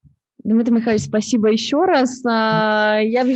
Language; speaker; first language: Russian; native; Russian